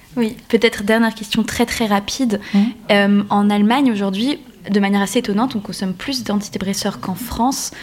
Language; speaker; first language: French; native; French